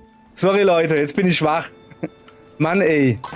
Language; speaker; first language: German; native; German